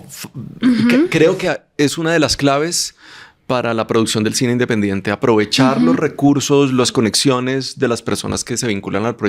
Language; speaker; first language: Spanish; native; Spanish